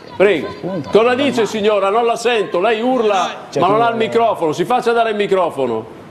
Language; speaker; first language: Italian; native; Italian